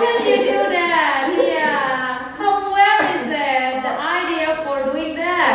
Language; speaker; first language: English; non-native, learner; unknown